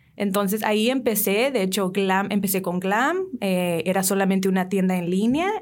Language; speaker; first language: Spanish; early bilingual, heritage; Spanish